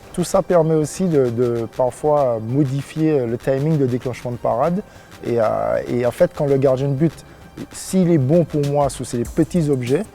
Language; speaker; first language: French; native; French